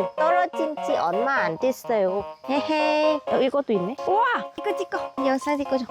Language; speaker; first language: Korean; non-native, learner; Vietnamese